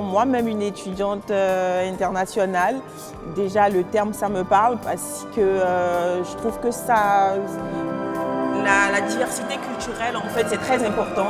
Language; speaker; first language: French; non-native, fluent; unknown